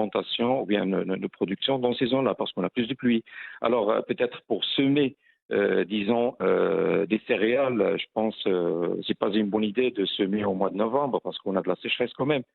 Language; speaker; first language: French; non-native, local second language; Arabic